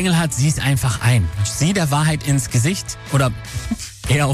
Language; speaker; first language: German; native; German